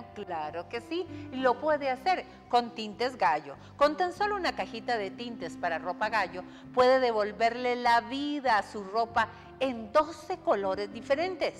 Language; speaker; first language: Spanish; native; Spanish